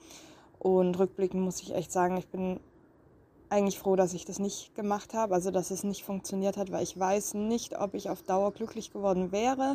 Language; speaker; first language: German; native; German